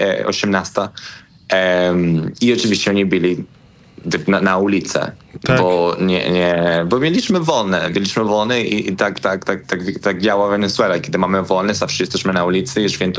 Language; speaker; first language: Polish; non-native, learner; Spanish